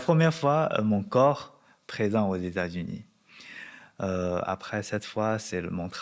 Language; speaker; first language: French; non-native, learner; Chinese